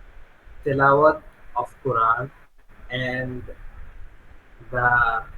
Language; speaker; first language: English; non-native, learner; Bangla